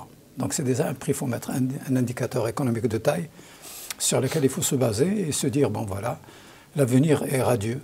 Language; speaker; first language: French; non-native, local second language; Arabic